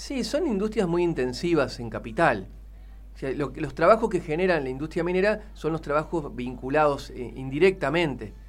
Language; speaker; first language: Spanish; native; Spanish